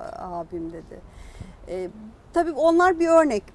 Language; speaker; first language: Turkish; non-native, local second language; Kurdish